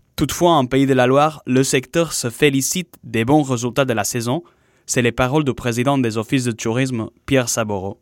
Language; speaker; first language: French; non-native, fluent; Spanish